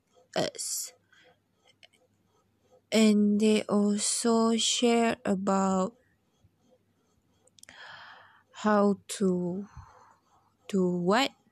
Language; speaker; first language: English; non-native, learner; Malay